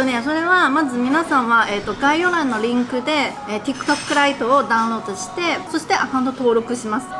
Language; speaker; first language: Japanese; non-native, fluent; Chinese